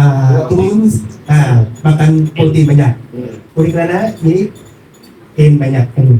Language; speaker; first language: Indonesian; non-native, learner; Thai